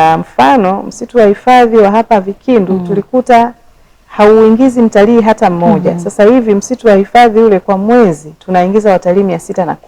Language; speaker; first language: Swahili; native; Swahili